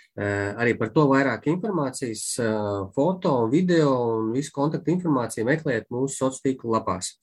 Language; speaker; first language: Latvian; native; Latvian